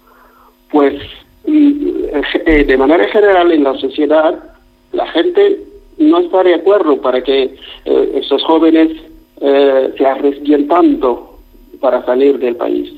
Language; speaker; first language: Spanish; non-native, fluent; Wolof